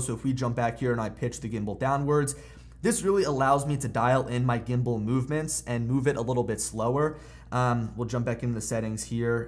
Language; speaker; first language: English; native; English